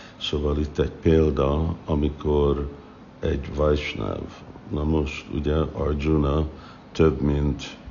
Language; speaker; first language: Hungarian; non-native, fluent; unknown